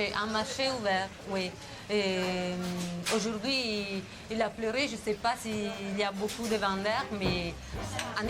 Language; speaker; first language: French; non-native, fluent; Italian